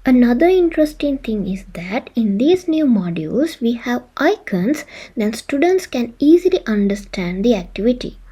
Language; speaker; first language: English; non-native, local second language; Sinhala